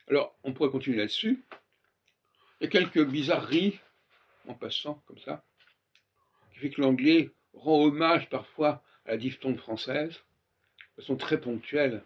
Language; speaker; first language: French; native; French